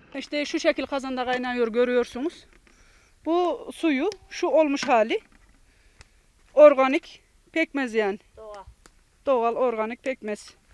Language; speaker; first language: Turkish; native; Turkish